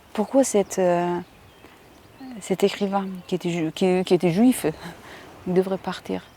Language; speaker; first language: French; non-native, fluent; Persian